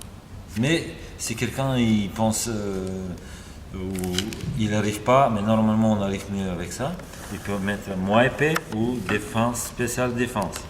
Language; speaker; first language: French; non-native, fluent; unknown